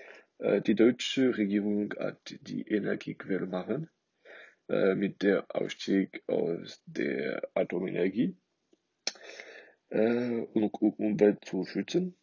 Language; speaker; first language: German; non-native, learner; French